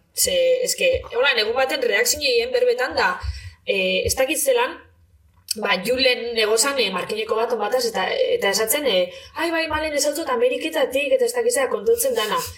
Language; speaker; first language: Basque; native; Basque